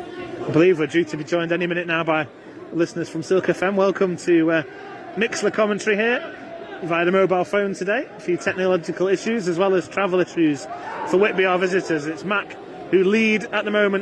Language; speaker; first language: English; native; English